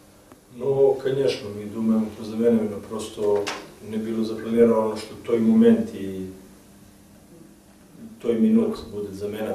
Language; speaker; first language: Russian; non-native, learner; Serbian